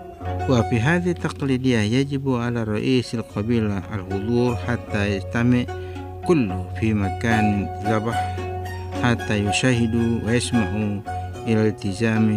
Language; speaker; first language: Arabic; non-native, learner; Indonesian